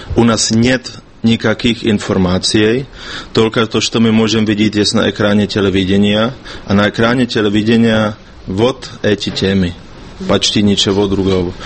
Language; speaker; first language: Russian; non-native, fluent; Czech